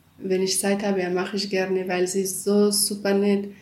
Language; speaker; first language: German; non-native, learner; Kurdish